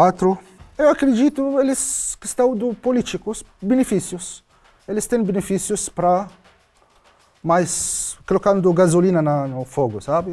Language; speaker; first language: Portuguese; non-native, learner; Arabic